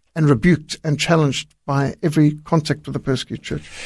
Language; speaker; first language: English; native; English